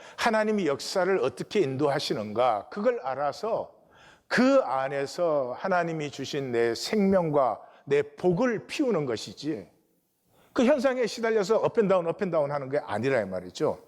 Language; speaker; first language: Korean; native; Korean